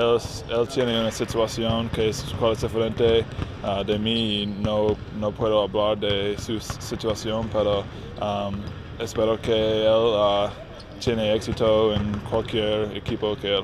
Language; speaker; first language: Spanish; non-native, learner; English